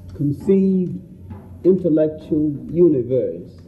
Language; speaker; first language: English; native; English